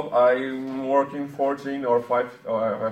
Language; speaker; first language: English; non-native, learner; Portuguese